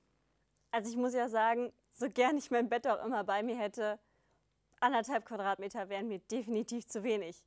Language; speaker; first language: German; native; German